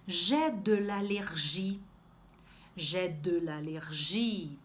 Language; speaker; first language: French; non-native, fluent; Portuguese